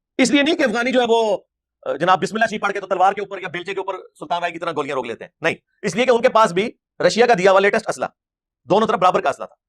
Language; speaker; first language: Urdu; non-native, local second language; Punjabi